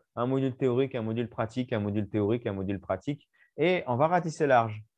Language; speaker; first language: French; native; French